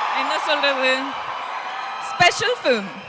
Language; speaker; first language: Tamil; non-native, fluent; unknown